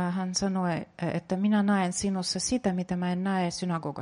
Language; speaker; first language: Finnish; non-native, fluent; Russian